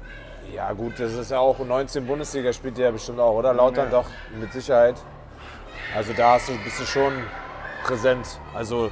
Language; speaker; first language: German; native; German